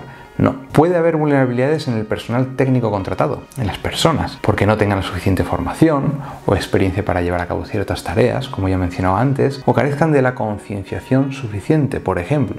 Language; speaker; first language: Spanish; native; Spanish